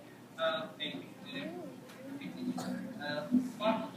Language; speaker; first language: English; non-native, fluent; Spanish